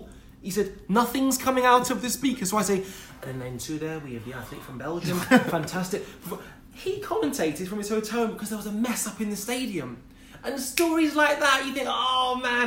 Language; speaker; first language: English; native; English